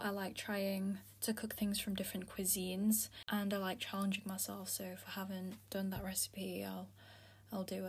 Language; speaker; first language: English; early bilingual, other home language; Filipino